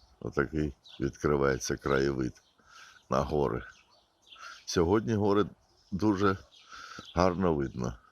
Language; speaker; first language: Ukrainian; native; Ukrainian